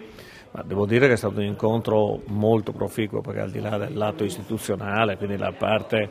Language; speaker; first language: Italian; native; Italian